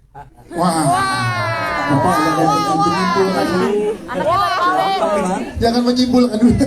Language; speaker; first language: Indonesian; native; Indonesian